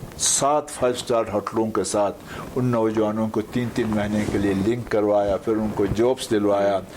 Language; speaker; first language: Urdu; non-native, local second language; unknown